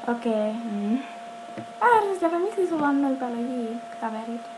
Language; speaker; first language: Finnish; early bilingual, heritage; Finnish